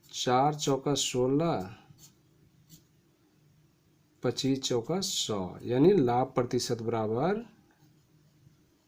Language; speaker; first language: Hindi; native; Hindi